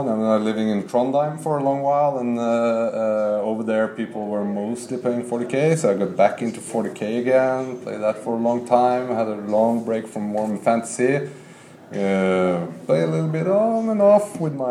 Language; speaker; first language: English; non-native, fluent; Norwegian